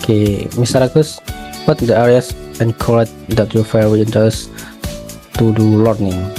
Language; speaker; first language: English; non-native, learner; Indonesian